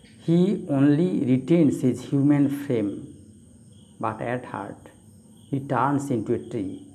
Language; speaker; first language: English; non-native, local second language; Bangla